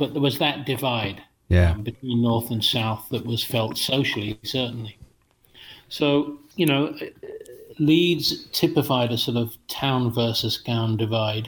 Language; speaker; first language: English; native; English